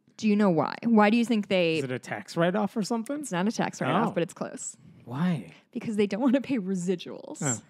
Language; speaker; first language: English; native; English